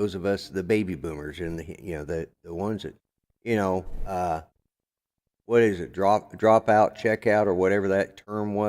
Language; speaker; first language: English; native; English